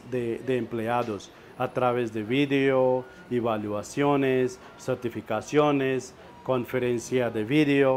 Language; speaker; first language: Spanish; non-native, fluent; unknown